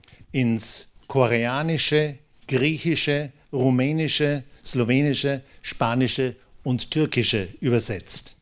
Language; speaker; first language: German; native; German